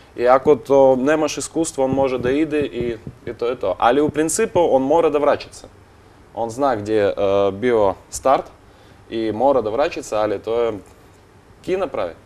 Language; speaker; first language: Bosnian; non-native, learner; Russian